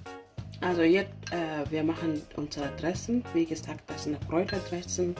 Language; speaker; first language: German; non-native, learner; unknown